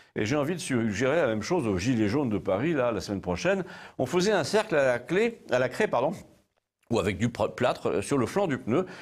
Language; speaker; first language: French; native; French